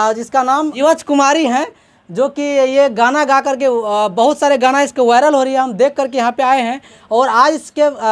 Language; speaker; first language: Hindi; native; Hindi